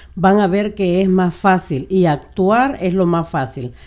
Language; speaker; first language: Spanish; native; Spanish